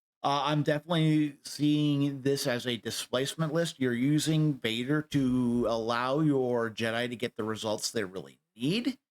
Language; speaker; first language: English; native; English